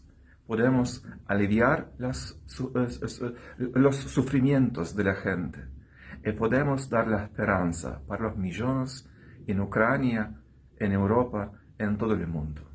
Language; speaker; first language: Spanish; non-native, fluent; Ukrainian